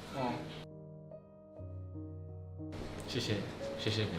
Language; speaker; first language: Chinese; non-native, fluent; Korean